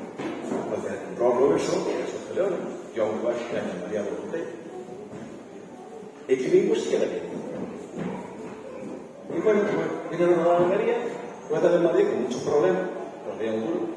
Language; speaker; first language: Spanish; native; Spanish